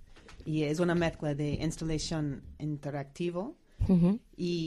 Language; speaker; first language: Spanish; non-native, fluent; English